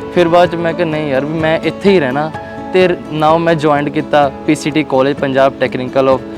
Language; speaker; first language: Punjabi; native; Punjabi